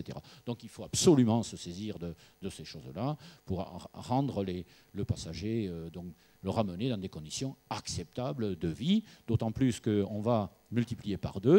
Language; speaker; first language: French; native; French